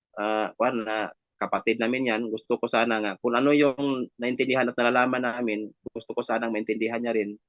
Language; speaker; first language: Filipino; non-native, local second language; Hiligaynon